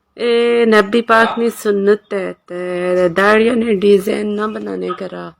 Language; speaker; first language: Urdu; non-native, local second language; Pahari-Potwari